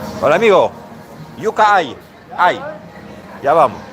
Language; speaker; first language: Spanish; non-native, learner; Polish